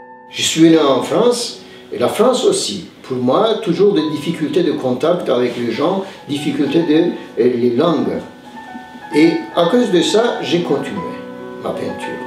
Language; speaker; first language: French; non-native, fluent; Turkish